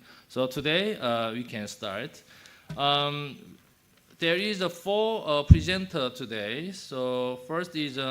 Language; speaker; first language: English; non-native, fluent; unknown